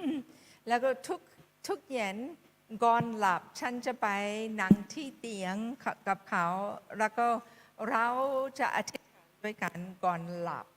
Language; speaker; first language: Thai; non-native, fluent; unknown